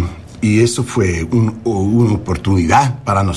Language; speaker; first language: Spanish; non-native, learner; English